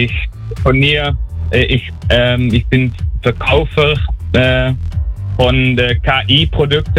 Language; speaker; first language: German; non-native, learner; Dutch